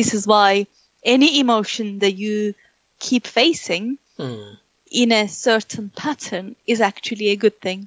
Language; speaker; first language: English; non-native, fluent; Turkish